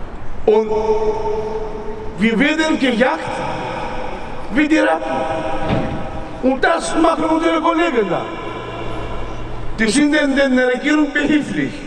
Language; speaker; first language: German; non-native, fluent; Greek